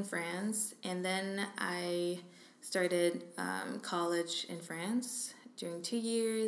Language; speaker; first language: English; non-native, fluent; French